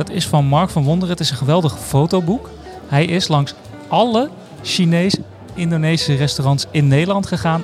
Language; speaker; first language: Dutch; native; Dutch